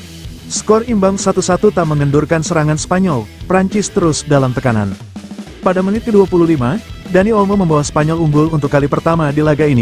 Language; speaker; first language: Indonesian; native; Indonesian